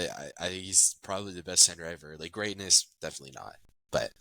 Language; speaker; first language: English; native; English